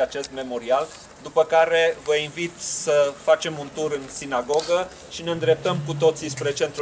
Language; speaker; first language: Romanian; native; Romanian